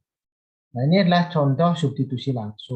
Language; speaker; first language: Indonesian; native; Indonesian